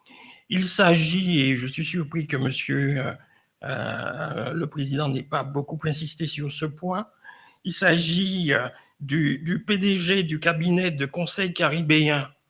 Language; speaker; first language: French; native; French